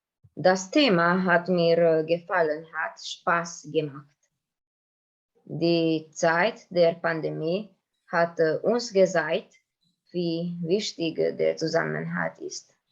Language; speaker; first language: German; non-native, learner; Hungarian